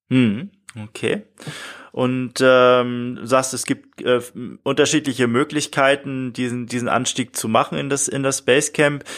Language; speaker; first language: German; native; German